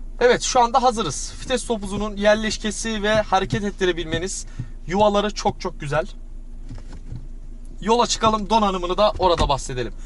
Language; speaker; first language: Turkish; native; Turkish